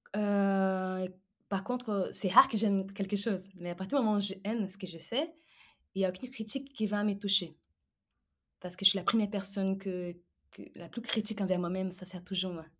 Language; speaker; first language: French; non-native, fluent; Portuguese